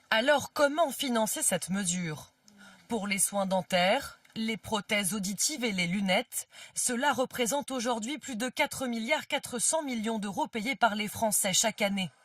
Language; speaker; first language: French; native; French